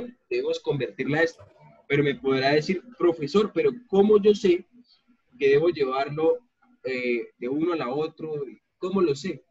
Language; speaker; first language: Spanish; native; Spanish